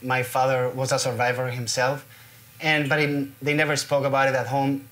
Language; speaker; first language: English; non-native, fluent; Spanish